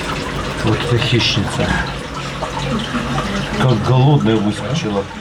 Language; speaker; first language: Russian; native; Russian